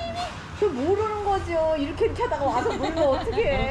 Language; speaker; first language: Korean; native; Korean